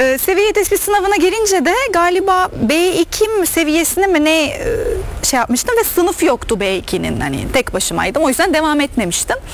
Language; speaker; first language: Turkish; non-native, fluent; Arabic